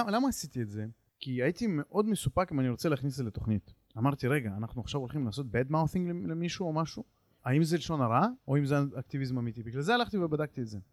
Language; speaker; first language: Hebrew; native; Hebrew